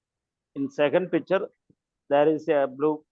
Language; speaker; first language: English; non-native, learner; Tamil